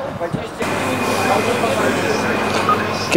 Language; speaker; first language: German; native; German